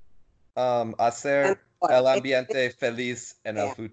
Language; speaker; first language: Spanish; non-native, learner; English